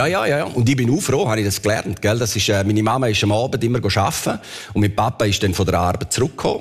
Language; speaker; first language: German; early bilingual, other home language; Italian